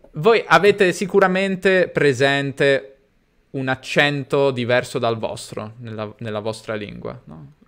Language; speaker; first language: Italian; native; Italian